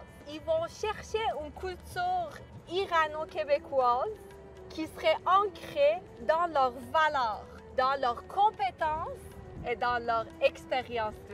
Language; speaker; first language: French; non-native, fluent; Persian